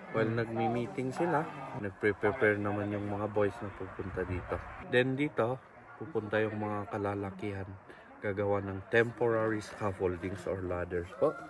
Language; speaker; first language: Filipino; non-native, local second language; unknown